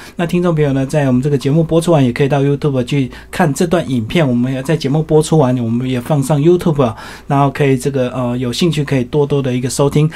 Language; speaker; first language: Chinese; native; Chinese